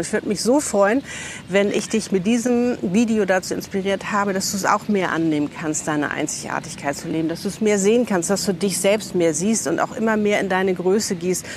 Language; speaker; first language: German; native; German